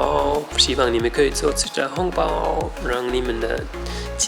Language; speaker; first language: Chinese; non-native, fluent; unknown